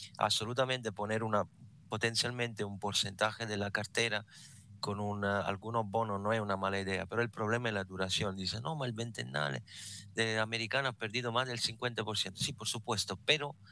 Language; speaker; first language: Spanish; non-native, fluent; Italian